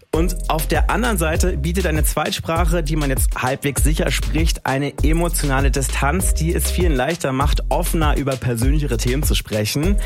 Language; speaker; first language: German; native; German